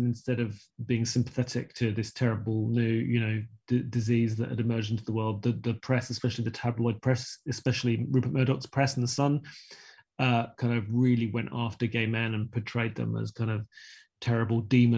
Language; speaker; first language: English; native; English